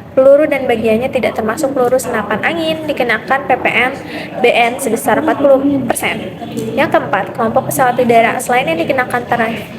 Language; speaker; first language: Indonesian; native; Indonesian